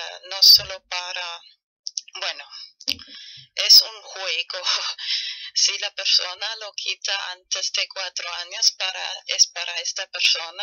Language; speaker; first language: Spanish; non-native, fluent; German